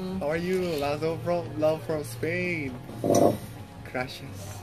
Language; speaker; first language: English; non-native, learner; Korean